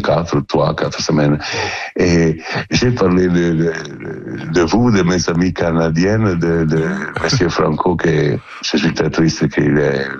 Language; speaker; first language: French; non-native, learner; Italian